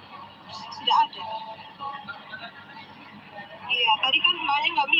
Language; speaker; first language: Indonesian; native; Indonesian